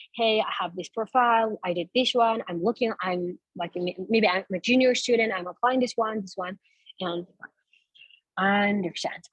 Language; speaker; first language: English; non-native, fluent; Kazakh